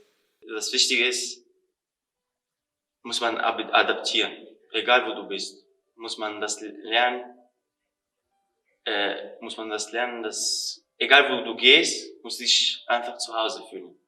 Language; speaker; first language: German; non-native, learner; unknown